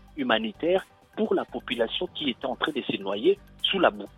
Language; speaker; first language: French; non-native, local second language; Lingala